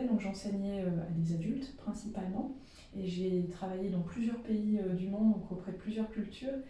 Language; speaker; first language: French; native; French